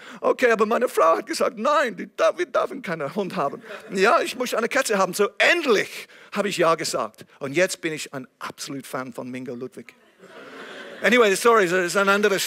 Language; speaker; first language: German; non-native, fluent; English